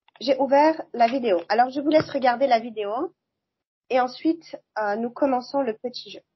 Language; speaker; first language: French; native; French